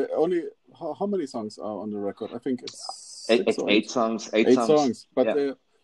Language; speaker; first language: English; non-native, fluent; German